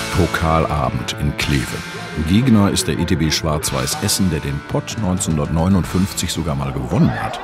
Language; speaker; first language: German; native; German